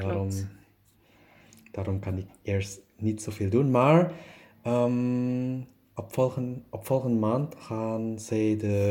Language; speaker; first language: Dutch; non-native, learner; German